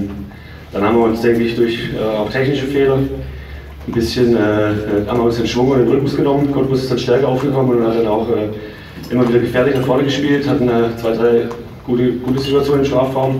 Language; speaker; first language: German; native; German